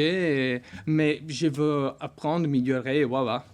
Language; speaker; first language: French; non-native, learner; Italian